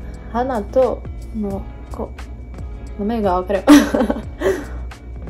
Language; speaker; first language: Japanese; non-native, learner; Portuguese